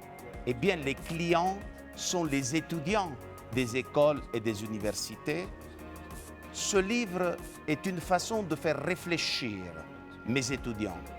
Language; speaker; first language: French; non-native, fluent; Italian